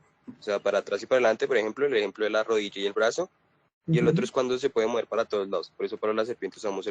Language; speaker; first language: Spanish; native; Spanish